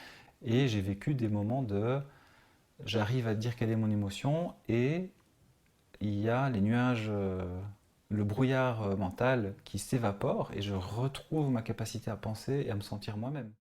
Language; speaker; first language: French; native; French